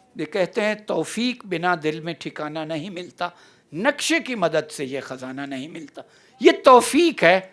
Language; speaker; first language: Urdu; non-native, local second language; Saraiki